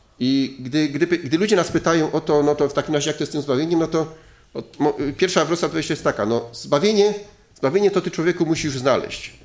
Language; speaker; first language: Polish; native; Polish